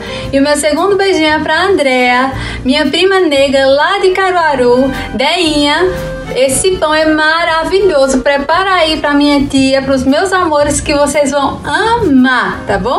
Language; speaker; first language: Portuguese; native; Portuguese